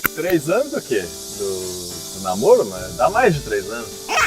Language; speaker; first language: Portuguese; native; Portuguese